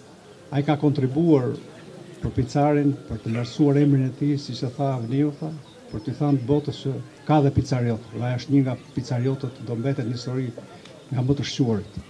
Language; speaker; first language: Albanian; native; Albanian